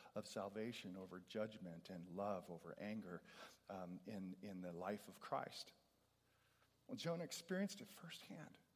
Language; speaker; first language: English; native; English